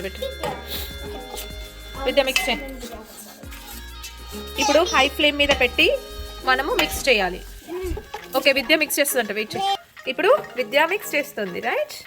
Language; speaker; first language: Telugu; native; Telugu